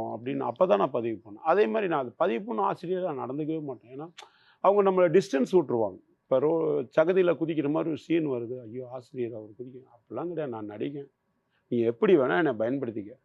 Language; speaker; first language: Tamil; native; Tamil